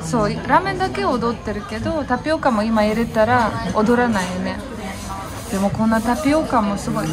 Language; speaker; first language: Japanese; non-native, fluent; Romanian